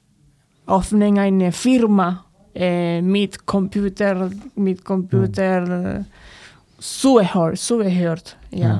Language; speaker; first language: German; non-native, learner; Spanish